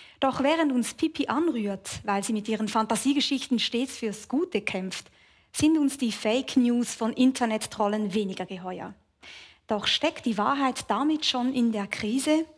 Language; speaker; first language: German; native; German